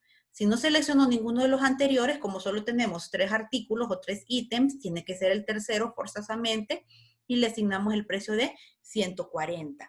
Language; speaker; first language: Spanish; native; Spanish